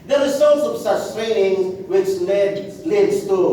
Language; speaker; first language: English; non-native, local second language; Filipino